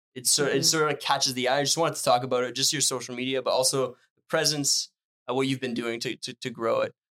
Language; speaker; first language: English; non-native, fluent; French